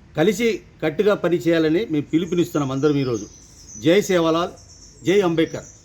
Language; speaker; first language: Telugu; non-native, local second language; Lambadi